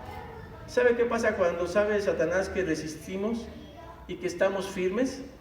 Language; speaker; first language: Spanish; native; Spanish